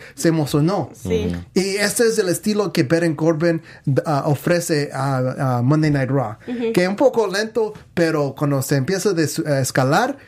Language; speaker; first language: Spanish; native; Spanish